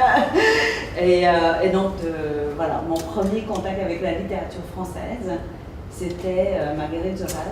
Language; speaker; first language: French; early bilingual, other home language; Vietnamese